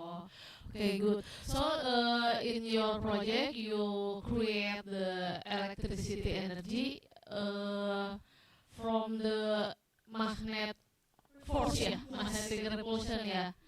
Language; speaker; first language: English; non-native, learner; Indonesian